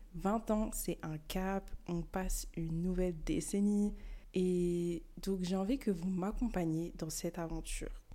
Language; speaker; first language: French; early bilingual, other home language; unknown